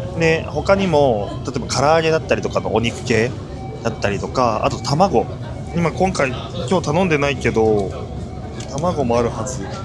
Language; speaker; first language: Japanese; native; Japanese